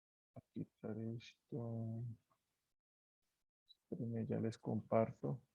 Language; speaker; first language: Spanish; native; Spanish